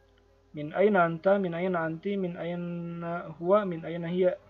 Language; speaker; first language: Arabic; non-native, fluent; Indonesian